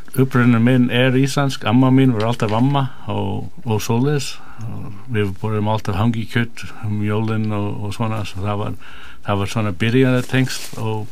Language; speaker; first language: Icelandic; non-native, fluent; English